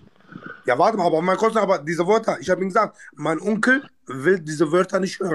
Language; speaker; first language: German; non-native, learner; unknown